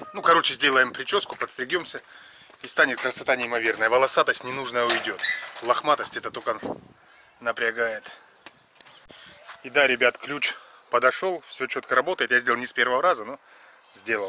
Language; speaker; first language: Russian; native; Russian